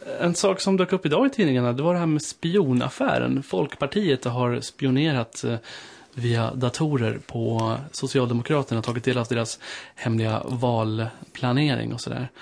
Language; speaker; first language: Swedish; native; Swedish